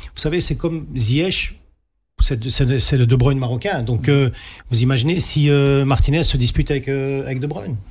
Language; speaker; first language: French; native; French